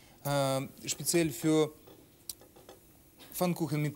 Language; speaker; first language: German; non-native, learner; Russian